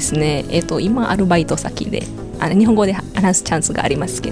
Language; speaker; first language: Japanese; non-native, fluent; Indonesian